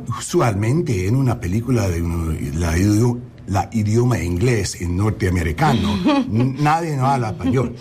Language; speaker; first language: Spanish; non-native, learner; English